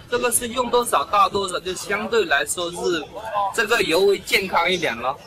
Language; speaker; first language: Chinese; native; Chinese